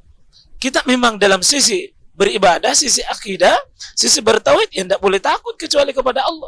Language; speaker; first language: Indonesian; native; Indonesian